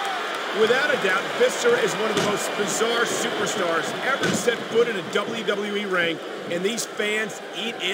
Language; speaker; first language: English; native; English